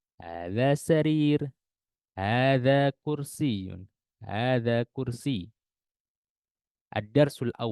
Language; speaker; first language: Arabic; non-native, fluent; Indonesian